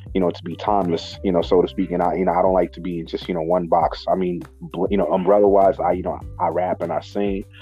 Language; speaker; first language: English; non-native, local second language; Shona